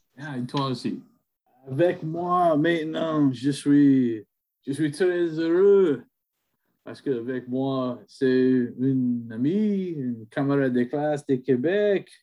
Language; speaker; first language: French; non-native, learner; English